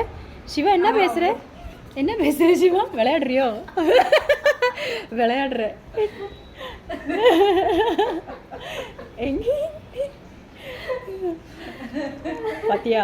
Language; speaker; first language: Tamil; non-native, learner; Malayalam